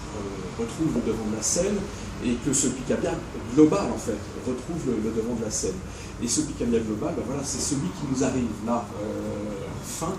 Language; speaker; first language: French; native; French